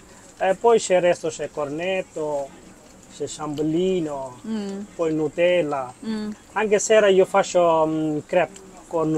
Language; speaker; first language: Italian; non-native, learner; Bangla